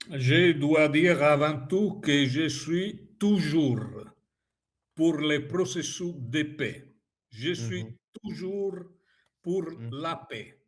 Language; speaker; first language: French; non-native, fluent; Italian